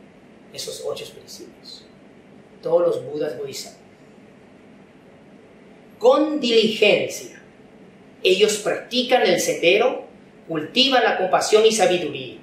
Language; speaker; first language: Spanish; non-native, fluent; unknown